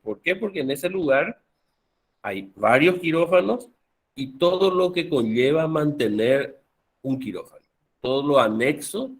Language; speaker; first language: Spanish; native; Spanish